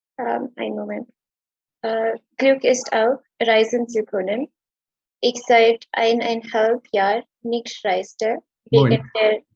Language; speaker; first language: German; non-native, learner; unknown